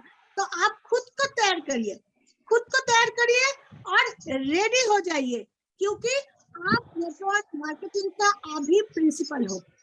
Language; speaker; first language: Hindi; non-native, local second language; Bangla